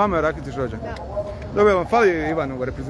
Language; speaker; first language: Serbian; native; Serbian